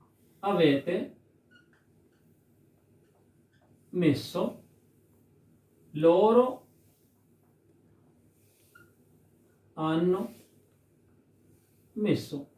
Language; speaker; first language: Italian; non-native, learner; Urdu